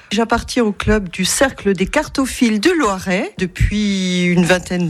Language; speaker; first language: French; native; French